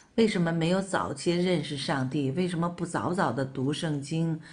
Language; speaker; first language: Chinese; native; Chinese